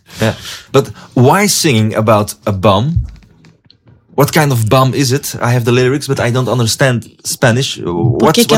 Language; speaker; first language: English; non-native, fluent; Dutch